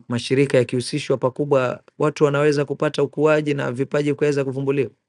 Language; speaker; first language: Swahili; native; Swahili